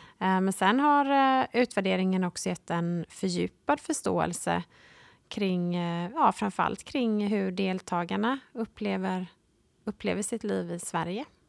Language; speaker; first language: Swedish; native; Swedish